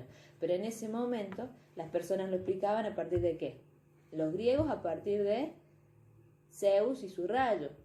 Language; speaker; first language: Spanish; native; Spanish